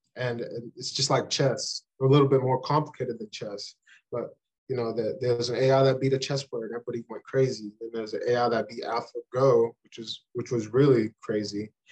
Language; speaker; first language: English; early bilingual, other home language; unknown